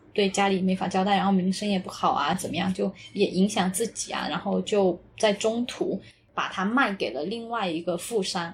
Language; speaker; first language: Chinese; non-native, local second language; Min Nan Chinese